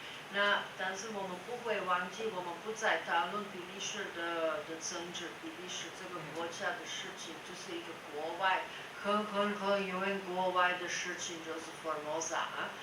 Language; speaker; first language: Chinese; non-native, fluent; Dutch